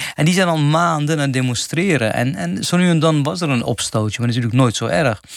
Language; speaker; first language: Dutch; non-native, fluent; Arabic